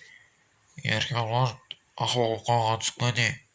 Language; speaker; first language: Kazakh; native; Kazakh